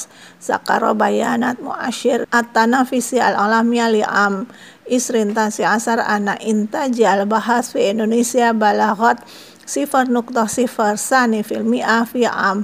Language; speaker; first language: Arabic; non-native, learner; Indonesian